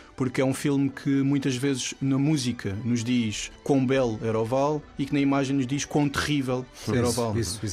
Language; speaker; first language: Portuguese; native; Portuguese